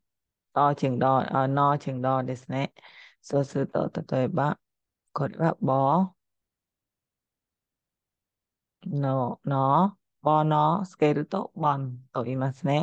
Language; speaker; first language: Japanese; non-native, fluent; Khmer